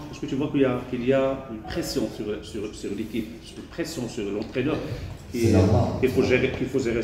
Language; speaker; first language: French; non-native, local second language; Arabic